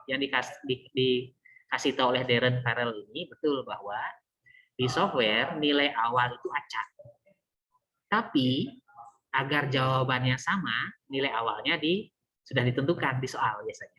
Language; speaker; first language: Indonesian; native; Indonesian